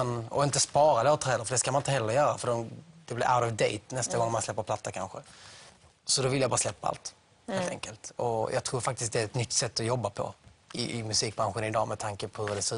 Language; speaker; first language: Swedish; native; Swedish